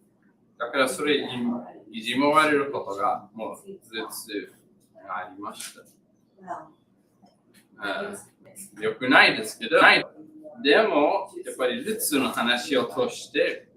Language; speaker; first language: Japanese; non-native, learner; English